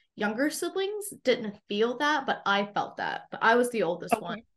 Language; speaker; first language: English; native; English